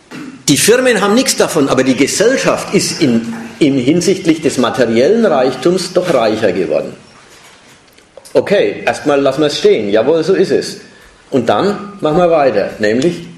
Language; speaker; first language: German; native; German